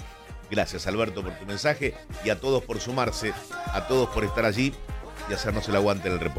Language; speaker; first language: Spanish; native; Spanish